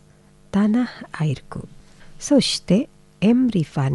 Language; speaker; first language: Japanese; non-native, fluent; Indonesian